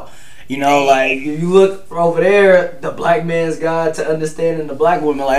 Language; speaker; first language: English; native; English